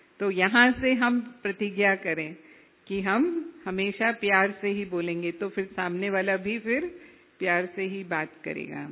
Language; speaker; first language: Hindi; native; Hindi